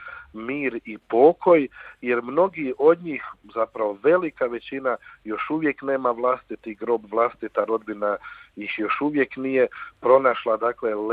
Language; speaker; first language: Croatian; native; Croatian